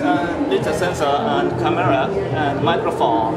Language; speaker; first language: English; non-native, learner; Japanese